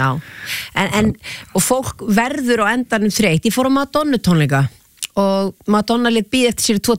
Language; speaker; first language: Icelandic; native; Icelandic